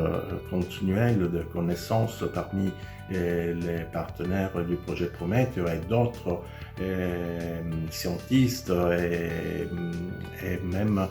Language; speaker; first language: French; non-native, fluent; Italian